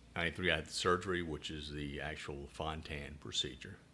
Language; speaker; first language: English; native; English